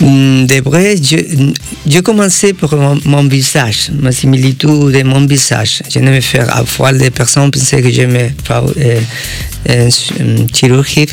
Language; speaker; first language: French; non-native, learner; Spanish